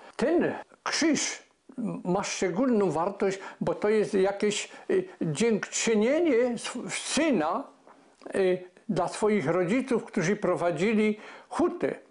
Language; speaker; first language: Polish; native; Polish